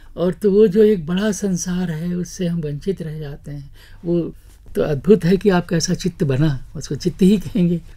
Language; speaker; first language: Hindi; native; Hindi